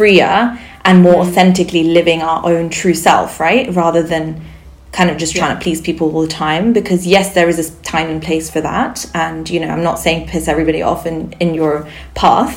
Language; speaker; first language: English; non-native, fluent; Sindhi